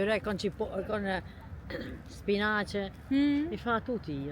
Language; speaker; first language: Italian; non-native, learner; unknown